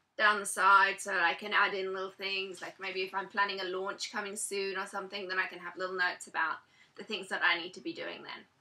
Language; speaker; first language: English; native; English